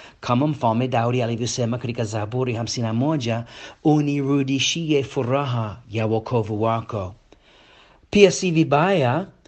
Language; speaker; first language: Swahili; non-native, fluent; English